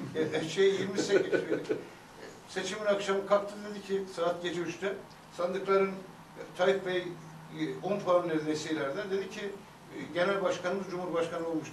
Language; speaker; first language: Turkish; native; Turkish